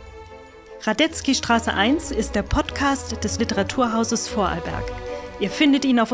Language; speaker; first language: German; native; German